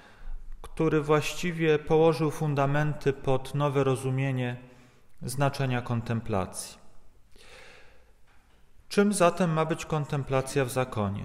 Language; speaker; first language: Polish; native; Polish